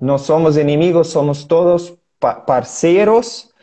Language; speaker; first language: Spanish; non-native, learner; Portuguese